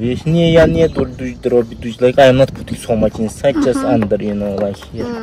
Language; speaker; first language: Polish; non-native, learner; Turkish